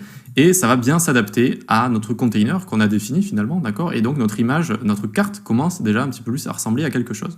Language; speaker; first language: French; native; French